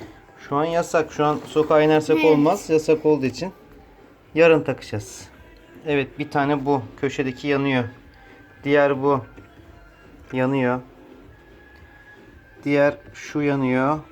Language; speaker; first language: Turkish; native; Turkish